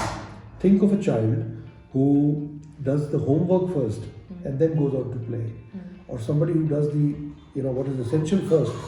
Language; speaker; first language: English; non-native, local second language; Hindi